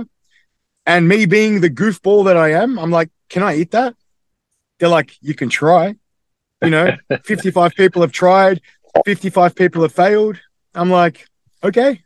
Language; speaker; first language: English; native; English